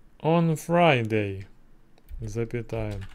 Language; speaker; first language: English; non-native, learner; Russian